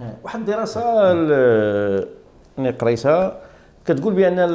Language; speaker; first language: Arabic; native; Arabic